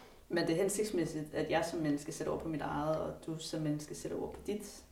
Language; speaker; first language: Danish; native; Danish